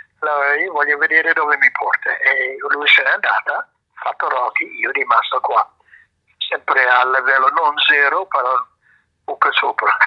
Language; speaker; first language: Italian; non-native, fluent; English